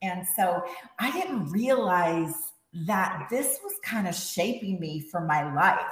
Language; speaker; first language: English; native; English